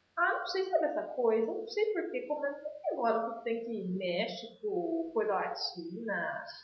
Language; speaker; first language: Portuguese; native; Portuguese